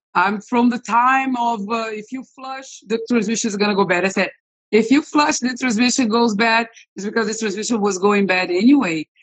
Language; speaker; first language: English; non-native, fluent; Portuguese